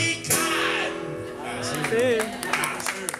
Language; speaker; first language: Indonesian; non-native, fluent; English